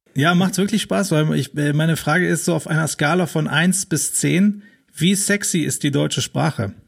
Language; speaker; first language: German; native; German